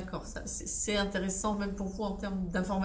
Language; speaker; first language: French; native; French